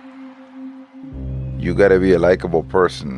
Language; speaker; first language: English; non-native, fluent; Spanish